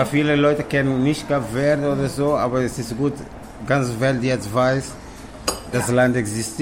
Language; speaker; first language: German; non-native, learner; Kabuverdianu